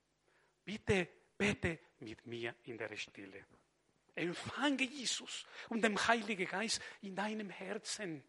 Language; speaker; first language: German; non-native, fluent; Spanish